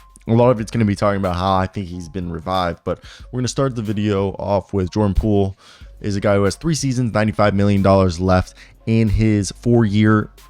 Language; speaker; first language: English; native; English